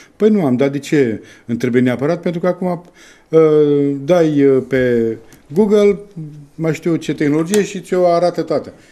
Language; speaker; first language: Romanian; native; Romanian